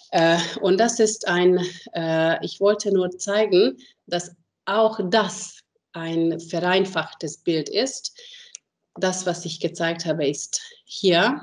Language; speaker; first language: German; non-native, fluent; Hungarian